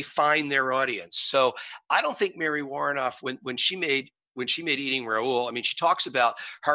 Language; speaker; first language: English; native; English